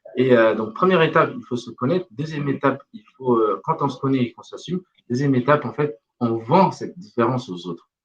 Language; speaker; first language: French; non-native, local second language; Wolof